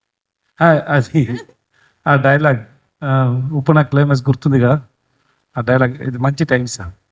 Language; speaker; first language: Telugu; non-native, fluent; Tamil